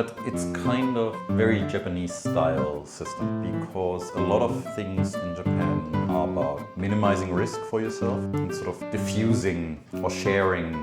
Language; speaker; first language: English; non-native, fluent; German